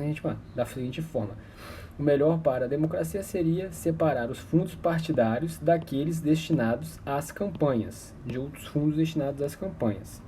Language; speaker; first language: Portuguese; native; Portuguese